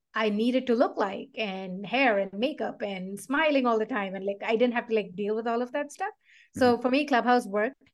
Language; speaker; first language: English; non-native, local second language; Tamil